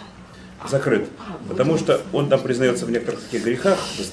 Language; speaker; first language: Russian; native; Russian